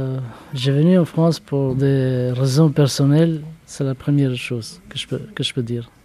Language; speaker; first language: French; non-native, learner; Albanian